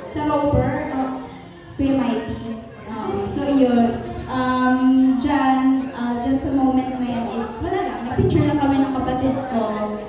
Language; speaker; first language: Filipino; native; Filipino